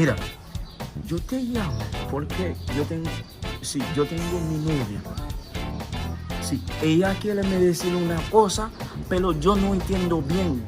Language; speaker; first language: Spanish; non-native, learner; Haitian Creole